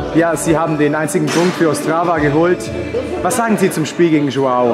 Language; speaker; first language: German; native; German